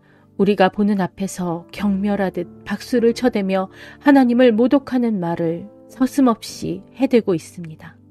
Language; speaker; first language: Korean; native; Korean